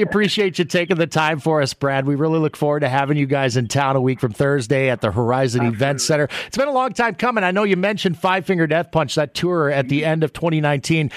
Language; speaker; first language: English; native; English